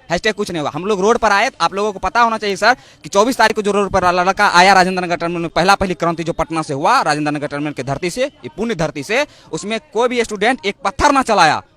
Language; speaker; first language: Hindi; native; Hindi